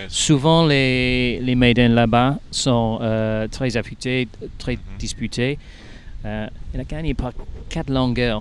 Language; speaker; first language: French; non-native, learner; English